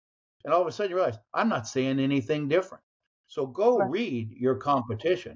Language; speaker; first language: English; native; English